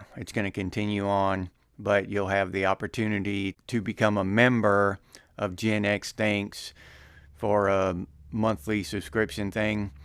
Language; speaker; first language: English; native; English